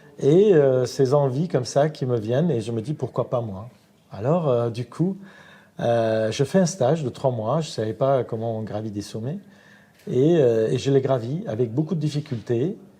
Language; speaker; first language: French; non-native, fluent; Armenian